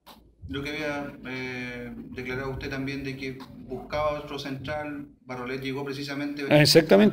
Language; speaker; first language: Spanish; native; Spanish